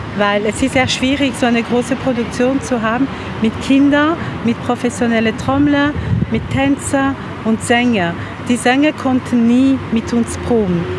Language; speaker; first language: German; non-native, fluent; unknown